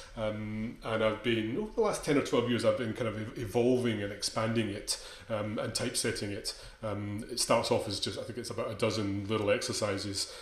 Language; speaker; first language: English; native; English